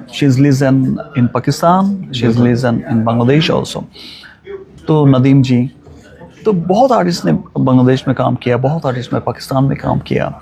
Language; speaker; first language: Hindi; non-native, learner; Bangla